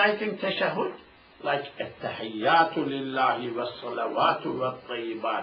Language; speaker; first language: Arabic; non-native, fluent; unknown